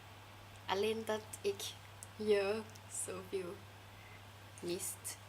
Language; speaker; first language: Dutch; non-native, fluent; Thai